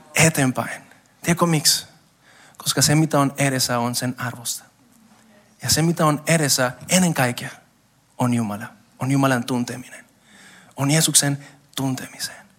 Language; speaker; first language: Finnish; non-native, fluent; Spanish